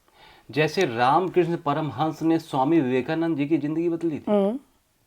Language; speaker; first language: Hindi; native; Hindi